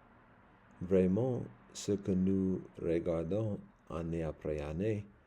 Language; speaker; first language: French; non-native, learner; English